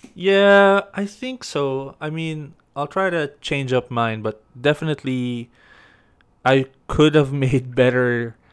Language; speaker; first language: English; non-native, local second language; Filipino